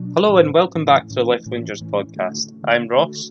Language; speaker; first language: English; native; English